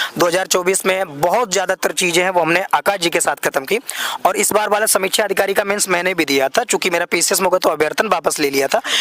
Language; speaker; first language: Hindi; native; Hindi